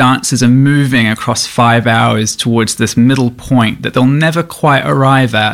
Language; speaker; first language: English; native; English